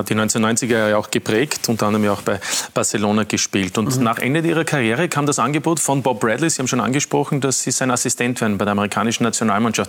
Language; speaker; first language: German; native; German